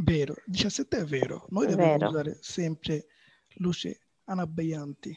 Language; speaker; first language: Italian; non-native, learner; Bangla